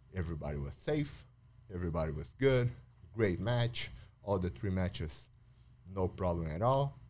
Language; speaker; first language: English; non-native, fluent; Portuguese